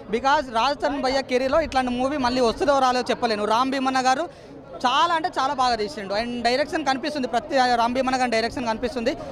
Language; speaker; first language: Telugu; native; Telugu